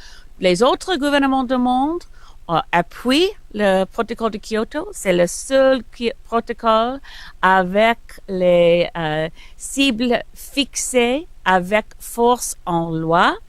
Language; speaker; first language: French; non-native, learner; English